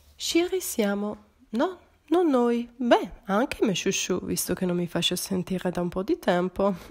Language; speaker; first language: Italian; native; Italian